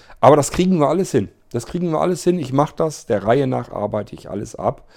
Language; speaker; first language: German; native; German